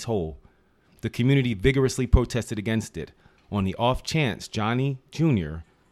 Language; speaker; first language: English; native; English